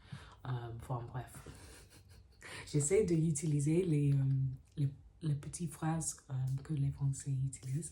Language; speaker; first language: French; non-native, learner; English